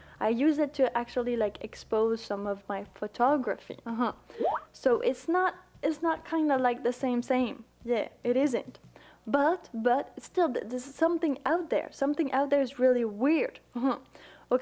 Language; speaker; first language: English; non-native, fluent; French